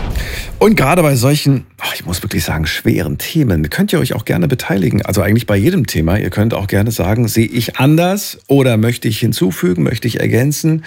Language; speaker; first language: German; native; German